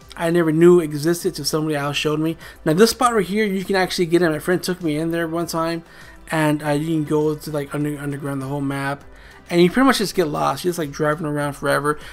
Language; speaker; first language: English; native; English